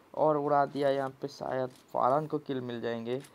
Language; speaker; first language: Hindi; non-native, local second language; Assamese